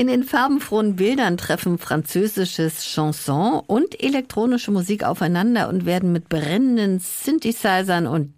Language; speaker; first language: German; native; German